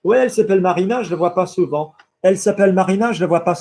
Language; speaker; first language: French; non-native, fluent; English